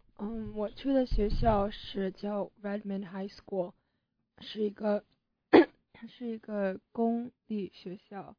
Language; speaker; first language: Chinese; early bilingual, heritage; Chinese